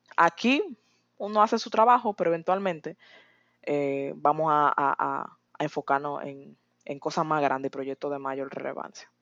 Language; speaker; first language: Spanish; native; Spanish